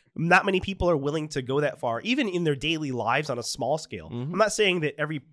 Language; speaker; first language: English; native; English